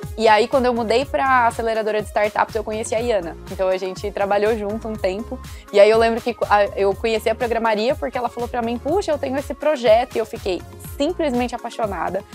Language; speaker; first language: Portuguese; native; Portuguese